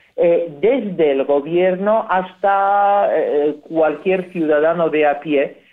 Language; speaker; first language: Spanish; non-native, fluent; Polish